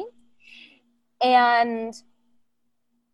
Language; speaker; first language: English; native; English